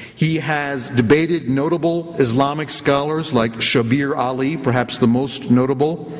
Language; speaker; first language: English; native; English